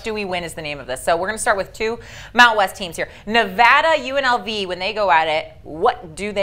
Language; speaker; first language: English; native; English